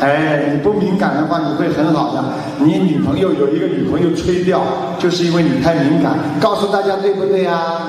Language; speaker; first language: Chinese; native; Chinese